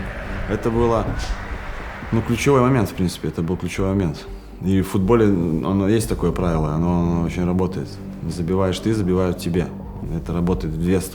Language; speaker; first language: Russian; native; Russian